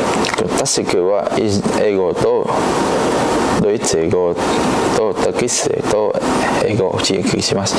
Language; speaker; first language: Japanese; non-native, learner; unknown